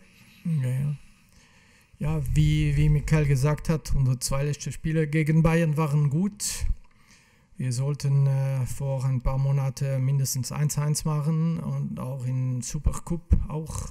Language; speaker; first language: German; non-native, local second language; French